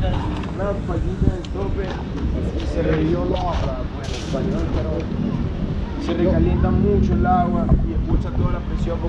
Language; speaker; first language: Spanish; native; Spanish